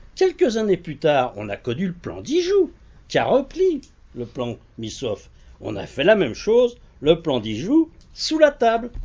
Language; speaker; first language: French; native; French